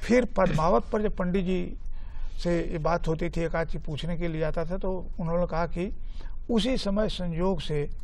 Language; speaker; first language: Hindi; native; Hindi